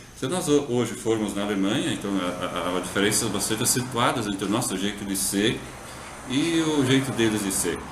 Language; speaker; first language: Portuguese; non-native, local second language; German